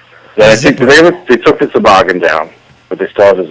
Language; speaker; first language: English; native; English